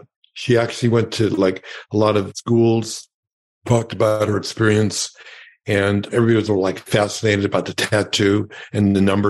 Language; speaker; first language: English; early bilingual, other home language; Yiddish